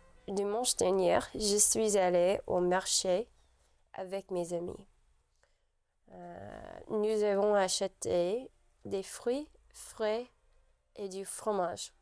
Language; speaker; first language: French; non-native, learner; English